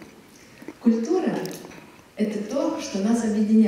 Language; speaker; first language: Russian; non-native, fluent; Lithuanian